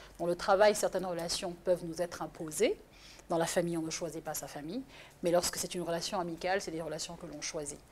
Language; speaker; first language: French; native; French